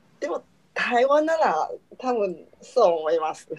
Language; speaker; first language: Japanese; non-native, learner; Chinese